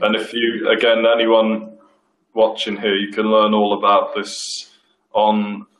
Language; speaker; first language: English; native; English